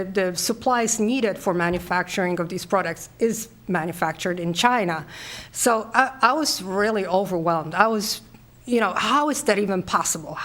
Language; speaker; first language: English; non-native, fluent; Polish